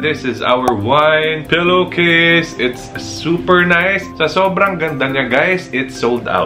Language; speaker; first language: English; non-native, local second language; Filipino